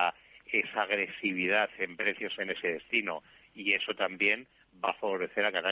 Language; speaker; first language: Spanish; native; Spanish